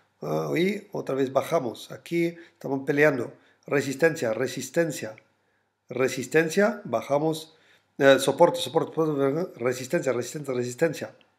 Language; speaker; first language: Spanish; non-native, fluent; German